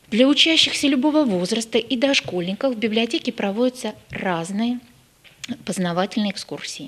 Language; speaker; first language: Russian; native; Russian